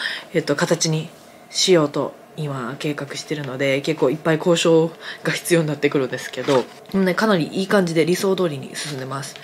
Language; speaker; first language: Japanese; native; Japanese